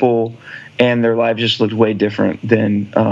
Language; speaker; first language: English; native; English